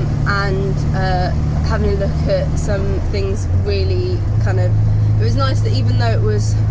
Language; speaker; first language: English; native; English